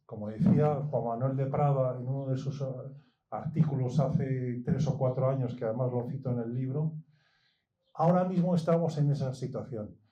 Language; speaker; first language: Spanish; native; Spanish